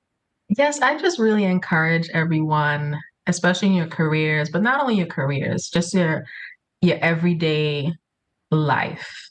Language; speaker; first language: English; early bilingual, other home language; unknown